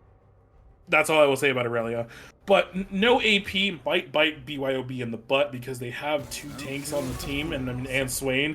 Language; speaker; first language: English; native; English